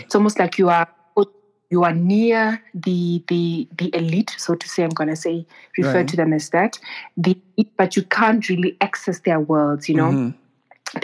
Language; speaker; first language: English; non-native, local second language; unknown